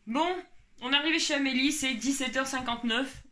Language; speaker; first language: French; native; French